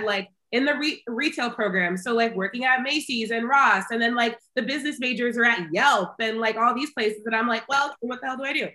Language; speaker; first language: English; native; English